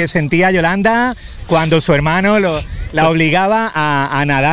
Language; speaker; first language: Spanish; native; Spanish